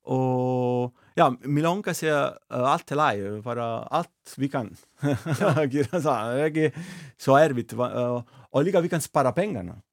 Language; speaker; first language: Icelandic; non-native, learner; Italian